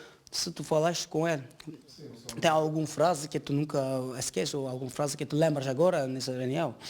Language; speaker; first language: Portuguese; non-native, learner; Turkish